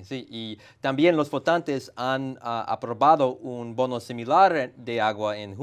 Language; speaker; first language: Spanish; non-native, fluent; English